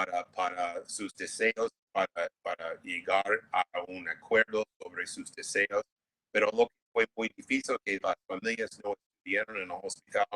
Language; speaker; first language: Spanish; non-native, fluent; English